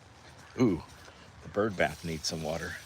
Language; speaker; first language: English; native; English